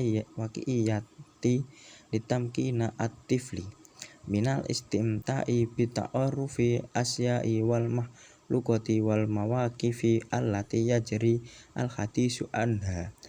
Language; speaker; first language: Arabic; non-native, learner; Indonesian